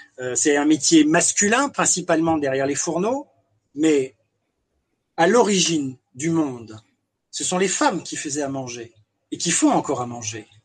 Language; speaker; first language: French; native; French